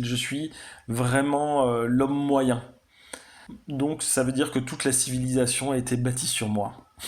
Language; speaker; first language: French; native; French